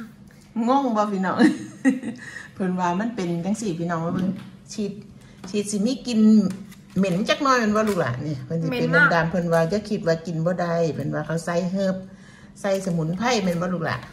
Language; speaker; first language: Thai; non-native, local second language; Lao